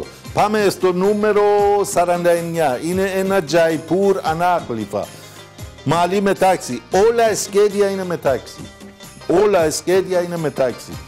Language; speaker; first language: Greek; non-native, learner; Persian